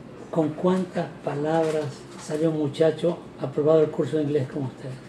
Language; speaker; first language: Spanish; native; Spanish